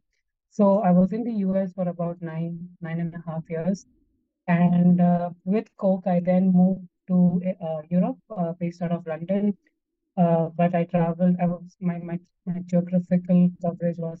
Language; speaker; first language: English; non-native, local second language; Gujarati